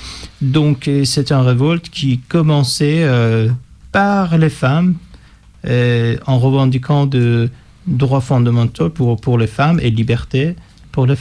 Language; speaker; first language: French; non-native, fluent; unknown